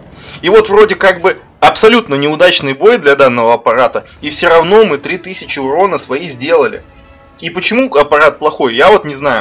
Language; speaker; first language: Russian; native; Russian